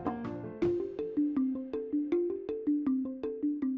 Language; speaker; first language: Japanese; non-native, learner; Malay